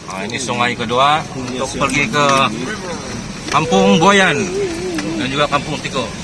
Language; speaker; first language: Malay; non-native, local second language; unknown